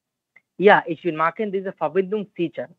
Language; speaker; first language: German; non-native, learner; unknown